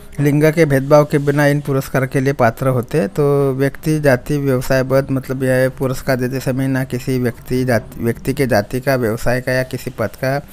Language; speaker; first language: Hindi; non-native, local second language; Marathi